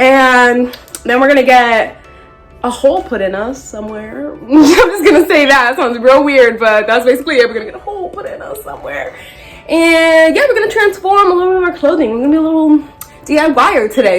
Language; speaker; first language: English; native; English